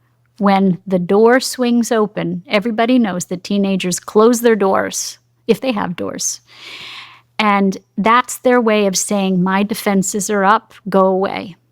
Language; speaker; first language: English; native; English